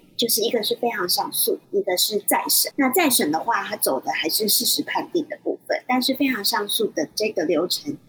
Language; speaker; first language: Chinese; native; Chinese